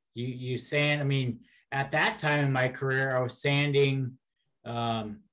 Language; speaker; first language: English; native; English